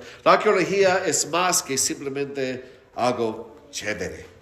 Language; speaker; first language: Spanish; non-native, fluent; English